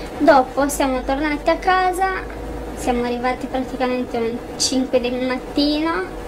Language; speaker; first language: Italian; non-native, fluent; Romanian